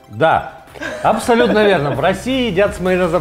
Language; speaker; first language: Russian; native; Russian